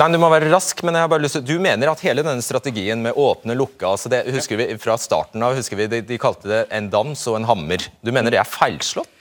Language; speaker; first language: Norwegian; native; Norwegian